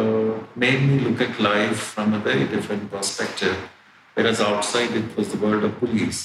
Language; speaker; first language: English; non-native, local second language; Telugu